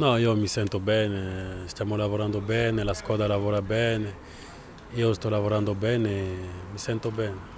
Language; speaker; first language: Italian; non-native, fluent; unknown